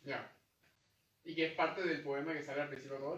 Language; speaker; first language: Spanish; native; Spanish